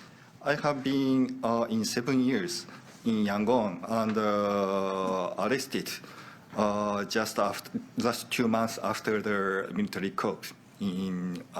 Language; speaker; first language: English; non-native, learner; Japanese